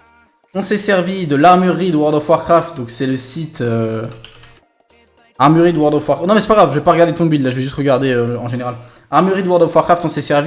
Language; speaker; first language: French; native; French